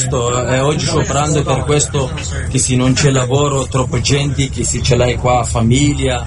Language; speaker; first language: Italian; non-native, learner; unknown